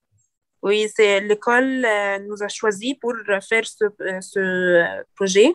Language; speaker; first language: French; non-native, learner; Arabic